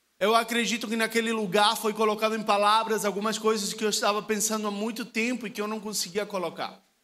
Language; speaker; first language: Portuguese; non-native, fluent; Spanish